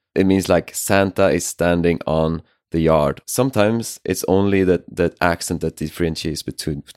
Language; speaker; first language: English; non-native, fluent; Swedish